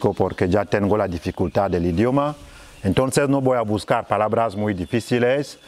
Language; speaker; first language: Spanish; non-native, fluent; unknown